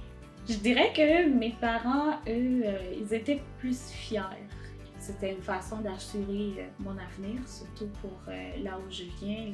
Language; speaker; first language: French; non-native, local second language; Haitian Creole